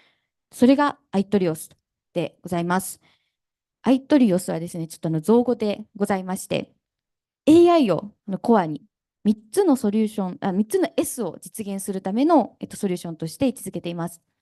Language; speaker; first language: Japanese; native; Japanese